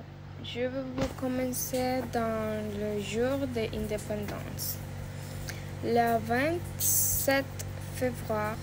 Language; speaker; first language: French; non-native, learner; Spanish